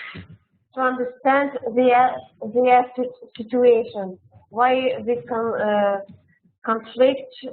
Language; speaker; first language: English; non-native, learner; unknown